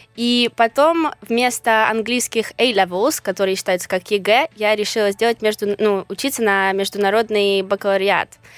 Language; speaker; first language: Russian; native; Russian